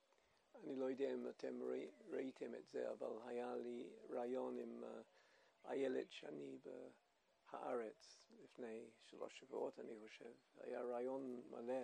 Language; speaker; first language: Hebrew; non-native, fluent; English